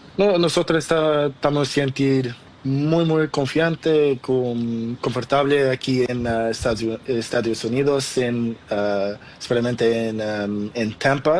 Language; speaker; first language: Spanish; non-native, learner; Portuguese